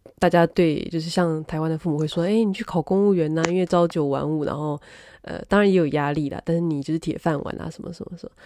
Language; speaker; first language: Chinese; native; Chinese